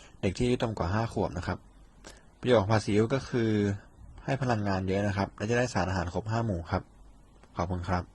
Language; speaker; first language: Thai; native; Thai